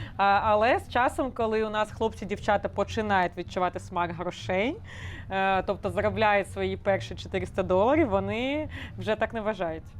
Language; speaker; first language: Ukrainian; native; Ukrainian